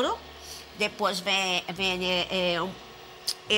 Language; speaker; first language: Spanish; non-native, fluent; Portuguese